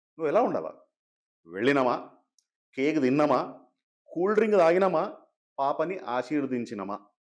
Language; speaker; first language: Telugu; native; Telugu